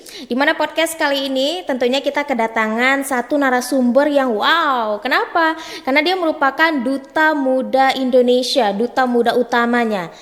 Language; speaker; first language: Indonesian; native; Indonesian